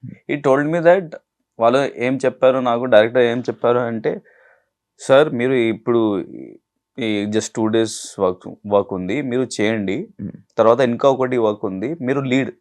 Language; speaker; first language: Telugu; non-native, learner; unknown